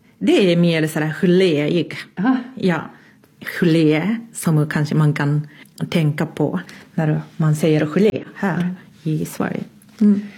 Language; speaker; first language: Swedish; non-native, fluent; Japanese